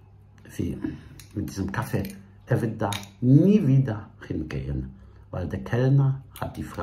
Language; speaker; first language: German; non-native, fluent; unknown